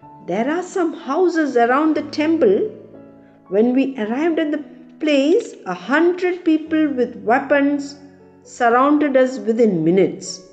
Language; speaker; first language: English; non-native, local second language; Malayalam